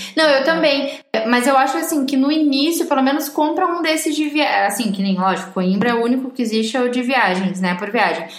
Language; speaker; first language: Portuguese; native; Portuguese